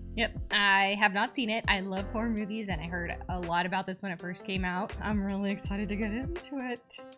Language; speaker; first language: English; native; English